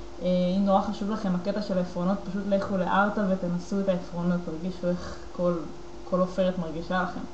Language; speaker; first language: Hebrew; native; Hebrew